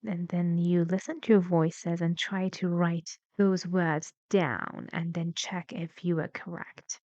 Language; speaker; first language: English; non-native, fluent; Persian